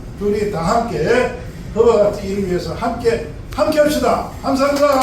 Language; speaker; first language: Korean; native; Korean